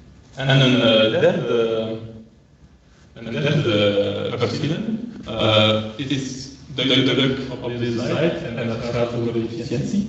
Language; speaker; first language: Dutch; non-native, local second language; French